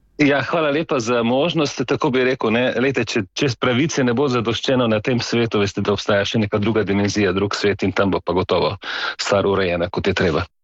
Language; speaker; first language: Slovenian; native; Slovenian